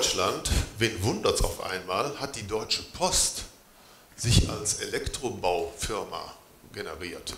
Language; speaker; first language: German; native; German